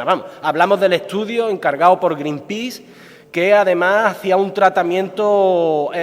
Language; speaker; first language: Spanish; native; Spanish